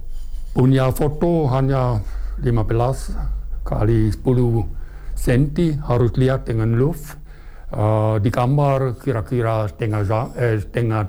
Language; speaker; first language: Indonesian; non-native, fluent; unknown